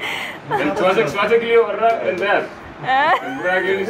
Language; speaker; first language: Turkish; non-native, learner; French